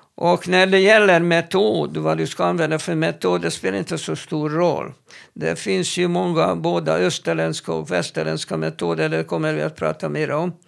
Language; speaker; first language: Swedish; non-native, fluent; Hebrew